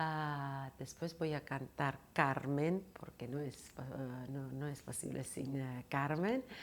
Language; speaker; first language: Spanish; non-native, fluent; Georgian